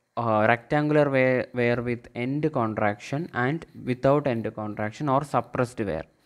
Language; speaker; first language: English; non-native, local second language; Malayalam